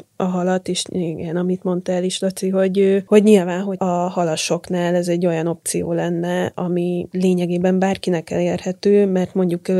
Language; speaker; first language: Hungarian; native; Hungarian